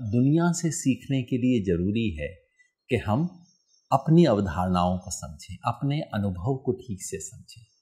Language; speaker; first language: Hindi; native; Hindi